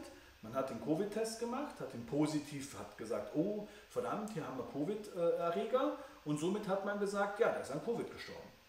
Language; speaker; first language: German; native; German